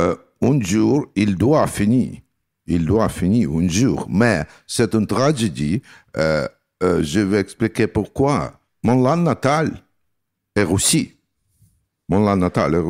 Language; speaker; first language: French; non-native, learner; Russian